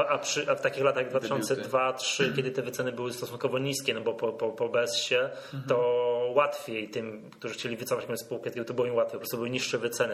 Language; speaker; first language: Polish; native; Polish